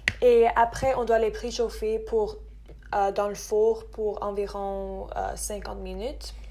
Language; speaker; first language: French; non-native, local second language; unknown